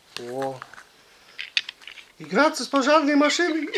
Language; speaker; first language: Russian; early bilingual, heritage; Russian